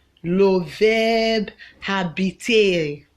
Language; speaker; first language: French; non-native, fluent; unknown